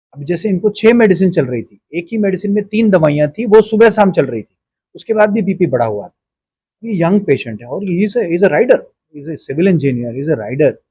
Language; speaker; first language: Hindi; native; Hindi